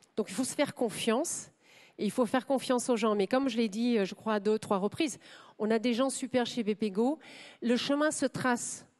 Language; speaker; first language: French; non-native, fluent; German